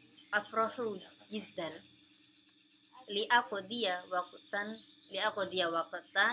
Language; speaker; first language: Arabic; non-native, learner; Indonesian